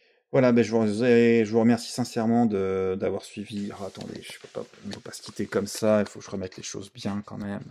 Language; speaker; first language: French; native; French